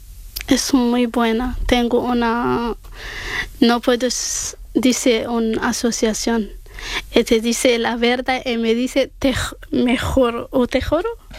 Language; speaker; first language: Spanish; non-native, learner; Arabic